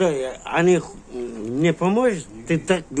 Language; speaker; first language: Russian; non-native, local second language; Kyrgyz